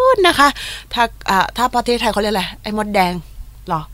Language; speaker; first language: Thai; non-native, fluent; Japanese